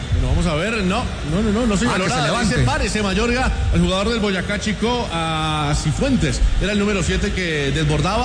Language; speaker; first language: Spanish; native; Spanish